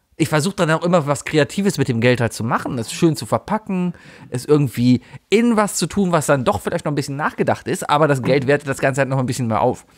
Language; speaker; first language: German; native; German